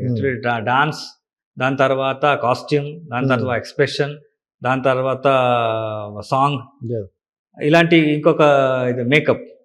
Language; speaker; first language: Telugu; non-native, learner; Kannada